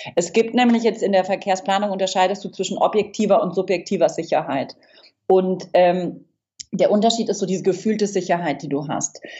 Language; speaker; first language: German; non-native, fluent; English